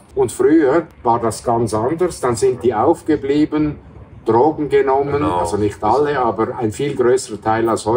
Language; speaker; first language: German; native; German